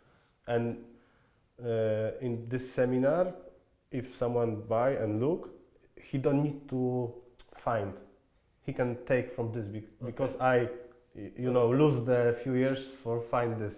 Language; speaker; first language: English; non-native, fluent; Polish